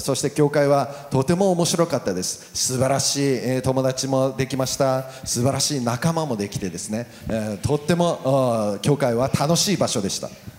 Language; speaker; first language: Japanese; native; Japanese